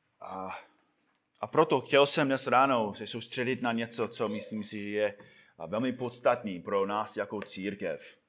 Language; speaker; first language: Czech; non-native, fluent; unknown